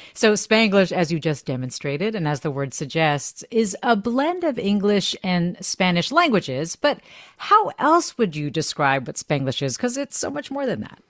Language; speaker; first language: English; native; English